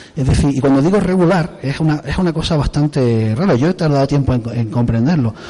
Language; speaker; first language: Spanish; native; Spanish